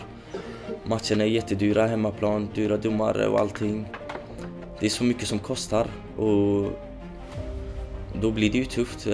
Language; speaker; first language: Swedish; early bilingual, other home language; Kurdish